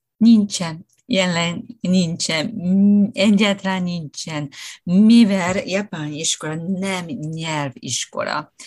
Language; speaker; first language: Hungarian; non-native, fluent; Japanese